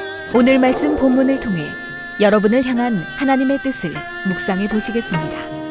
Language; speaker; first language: Korean; native; Korean